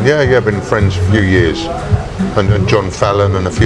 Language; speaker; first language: English; native; English